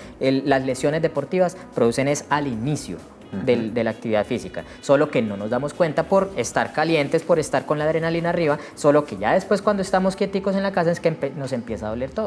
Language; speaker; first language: Spanish; native; Spanish